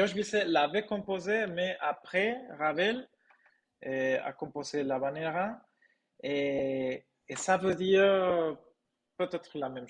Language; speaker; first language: French; non-native, fluent; Spanish